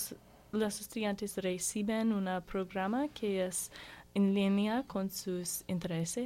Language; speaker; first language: Spanish; non-native, learner; English